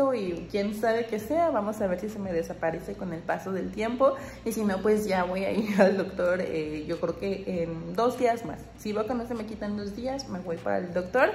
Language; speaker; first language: Spanish; native; Spanish